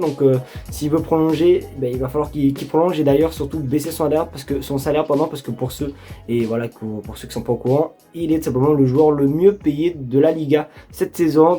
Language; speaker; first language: French; native; French